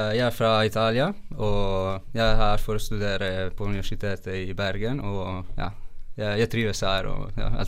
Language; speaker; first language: Norwegian; non-native, fluent; Italian